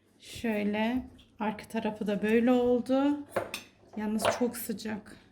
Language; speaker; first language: Turkish; native; Turkish